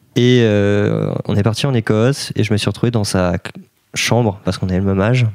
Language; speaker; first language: French; native; French